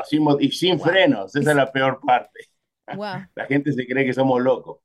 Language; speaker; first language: Spanish; native; Spanish